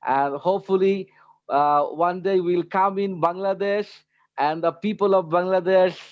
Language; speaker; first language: English; non-native, local second language; Bangla